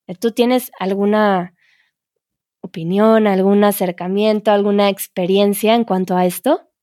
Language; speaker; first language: Spanish; native; Spanish